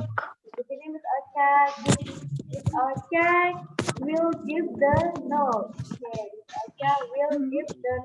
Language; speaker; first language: English; non-native, fluent; Indonesian